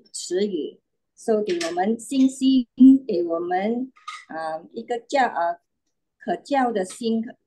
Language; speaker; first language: Chinese; non-native, learner; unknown